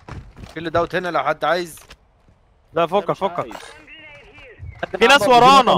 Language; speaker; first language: Arabic; native; Arabic